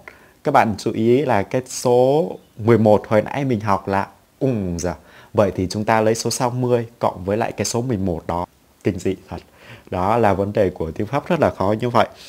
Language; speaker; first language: Vietnamese; native; Vietnamese